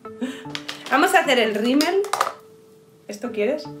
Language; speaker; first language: Spanish; native; Spanish